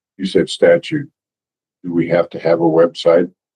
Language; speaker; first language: English; native; English